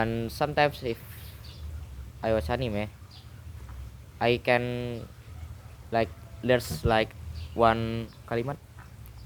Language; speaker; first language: English; non-native, learner; Indonesian